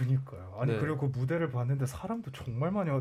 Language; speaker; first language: Korean; native; Korean